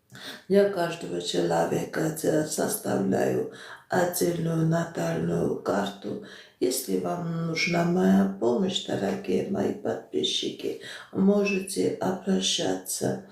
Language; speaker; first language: Russian; non-native, local second language; Armenian